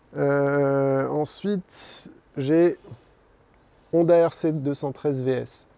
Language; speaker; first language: French; native; French